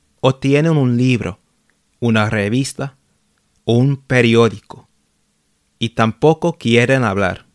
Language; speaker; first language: Spanish; non-native, fluent; English